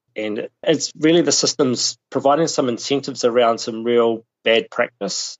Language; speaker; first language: English; native; English